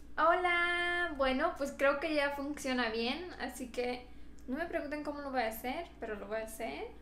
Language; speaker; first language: Spanish; non-native, fluent; Romanian